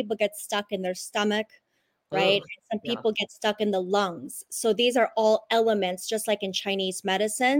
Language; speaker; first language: English; non-native, local second language; Cantonese